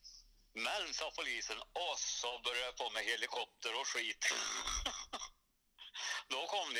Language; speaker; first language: Swedish; native; Swedish